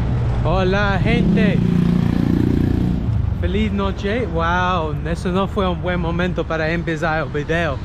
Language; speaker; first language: Spanish; non-native, learner; English